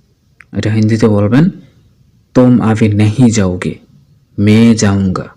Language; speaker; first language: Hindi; non-native, fluent; Bangla